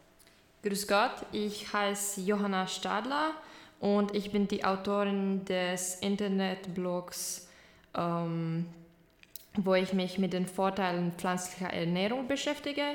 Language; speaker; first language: German; non-native, fluent; Czech